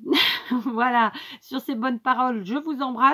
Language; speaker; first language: French; native; French